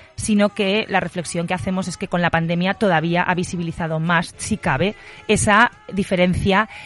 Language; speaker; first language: Spanish; native; Spanish